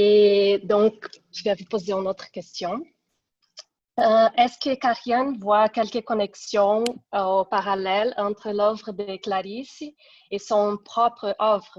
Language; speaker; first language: French; non-native, fluent; Portuguese